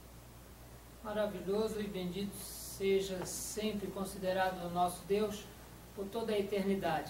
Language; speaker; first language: Portuguese; native; Portuguese